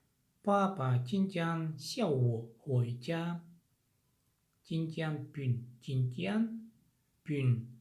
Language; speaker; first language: Chinese; non-native, learner; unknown